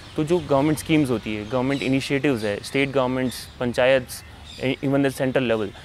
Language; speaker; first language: Hindi; native; Hindi